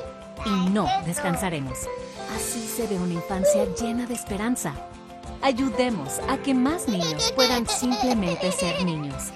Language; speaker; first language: Spanish; native; Spanish